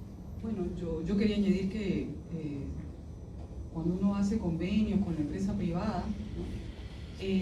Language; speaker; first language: Spanish; native; Spanish